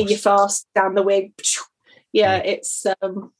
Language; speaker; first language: English; native; English